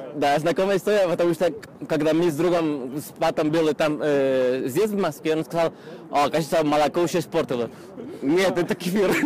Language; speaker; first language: Russian; non-native, fluent; Spanish